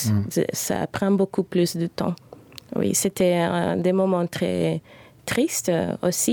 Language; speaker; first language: French; non-native, fluent; Spanish